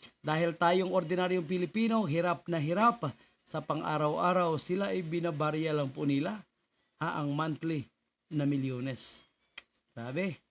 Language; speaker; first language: Filipino; native; Filipino